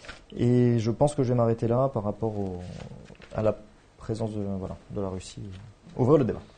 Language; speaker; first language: French; native; French